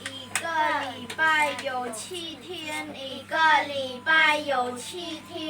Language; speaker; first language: Chinese; non-native, learner; Khmer